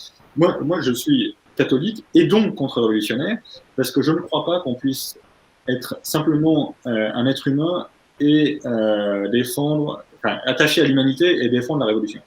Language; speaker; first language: French; native; French